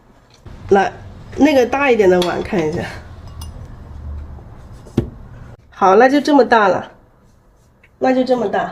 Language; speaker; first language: Chinese; native; Chinese